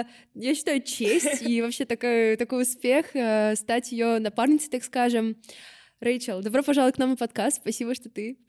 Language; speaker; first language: Russian; native; Russian